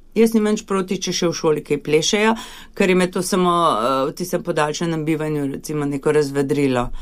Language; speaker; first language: Slovenian; early bilingual, other home language; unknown